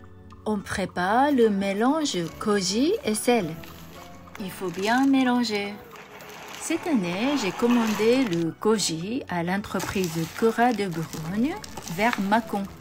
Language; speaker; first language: French; non-native, fluent; Japanese